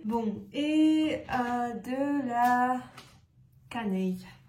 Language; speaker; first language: French; non-native, learner; Russian